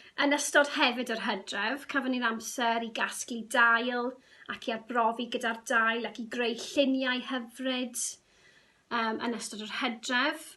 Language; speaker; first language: Welsh; non-native, local second language; English